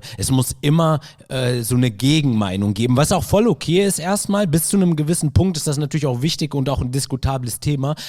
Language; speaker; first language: German; early bilingual, other home language; Arabic